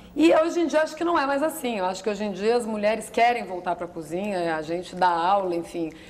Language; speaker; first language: Portuguese; native; Portuguese